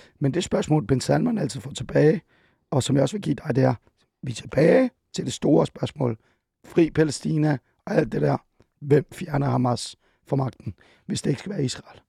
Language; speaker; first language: Danish; early bilingual, other home language; Persian